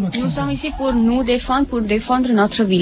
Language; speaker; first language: French; non-native, learner; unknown